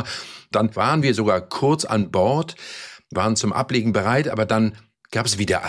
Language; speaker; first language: German; native; German